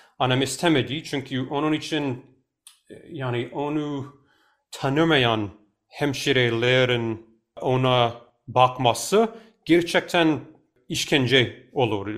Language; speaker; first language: Turkish; non-native, fluent; English